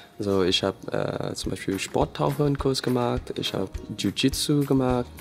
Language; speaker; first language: German; non-native, fluent; English